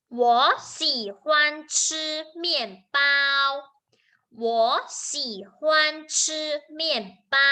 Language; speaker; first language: Chinese; non-native, fluent; Thai